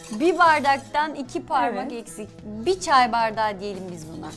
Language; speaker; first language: Turkish; native; Turkish